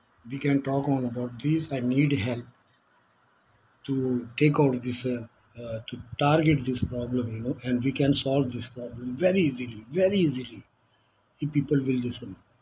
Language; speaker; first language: English; non-native, local second language; Urdu